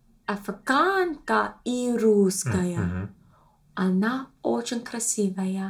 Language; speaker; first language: Russian; non-native, learner; English